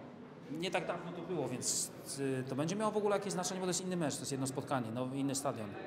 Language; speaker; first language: Polish; native; Polish